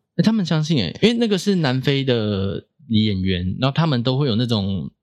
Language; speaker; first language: Chinese; native; Chinese